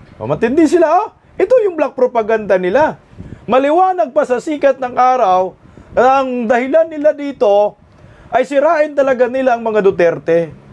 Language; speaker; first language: Filipino; non-native, local second language; Cebuano